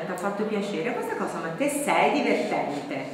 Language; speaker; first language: Italian; native; Italian